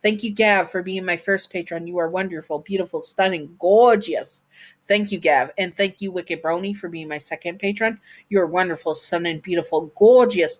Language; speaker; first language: English; native; English